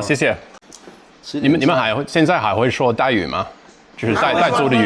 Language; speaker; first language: Chinese; non-native, fluent; English